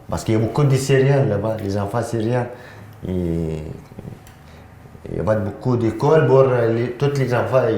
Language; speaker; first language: French; non-native, learner; Arabic